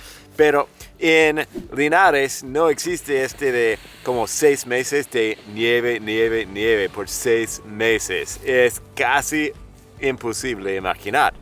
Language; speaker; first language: Spanish; non-native, fluent; English